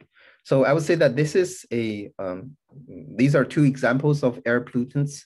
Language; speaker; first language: English; non-native, fluent; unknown